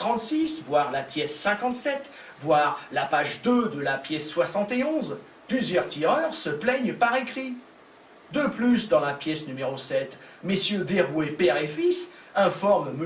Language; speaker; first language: French; native; French